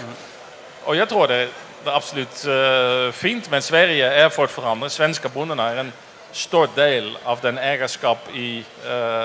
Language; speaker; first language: Swedish; non-native, fluent; Dutch